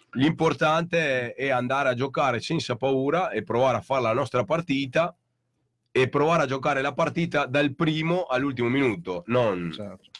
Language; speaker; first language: Italian; native; Italian